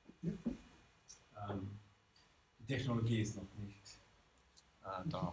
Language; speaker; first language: German; non-native, fluent; English